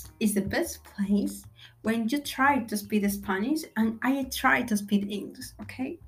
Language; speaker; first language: English; non-native, learner; Spanish